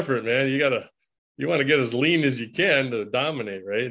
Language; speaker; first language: English; native; English